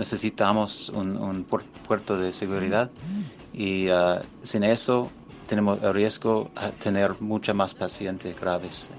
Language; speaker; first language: Spanish; non-native, fluent; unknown